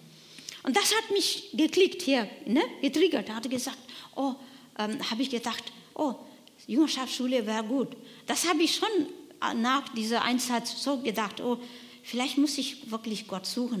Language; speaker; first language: German; non-native, learner; Nepali